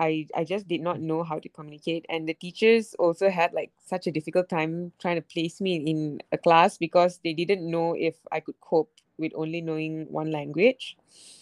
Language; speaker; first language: English; native; English